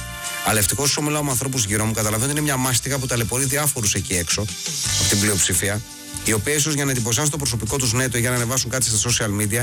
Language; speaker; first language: Greek; native; Greek